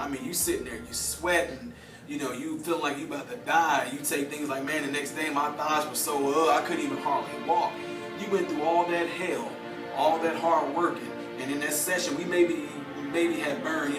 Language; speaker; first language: English; native; English